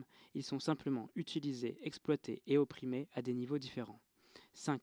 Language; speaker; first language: French; native; French